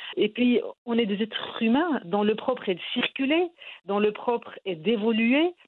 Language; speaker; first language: French; non-native, local second language; Arabic